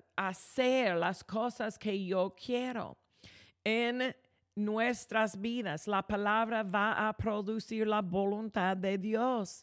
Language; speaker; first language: Spanish; non-native, fluent; English